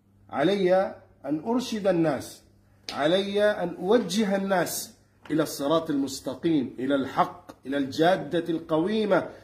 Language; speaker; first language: Arabic; non-native, fluent; Urdu